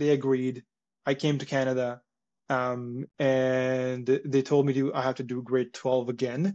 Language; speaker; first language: English; non-native, local second language; Punjabi